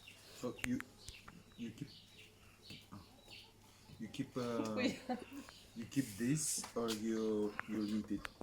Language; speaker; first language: English; non-native, learner; Romanian